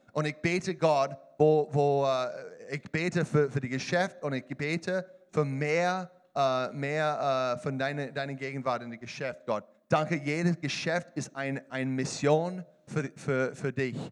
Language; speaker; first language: German; non-native, learner; English